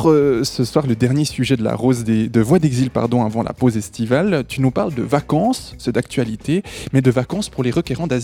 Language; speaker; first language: French; native; French